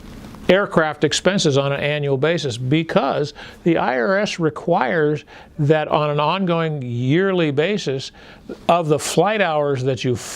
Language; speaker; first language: English; native; English